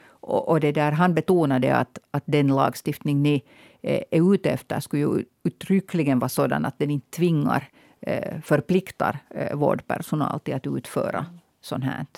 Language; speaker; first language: Swedish; native; Swedish